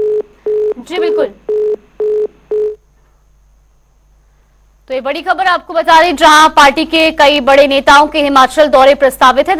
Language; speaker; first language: Hindi; native; Hindi